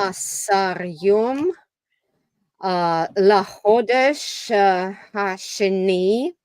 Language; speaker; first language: Hebrew; non-native, learner; English